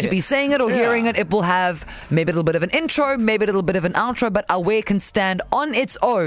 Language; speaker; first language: English; native; English